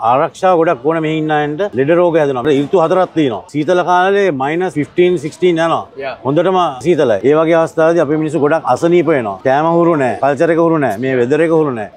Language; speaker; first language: Sinhala; native; Sinhala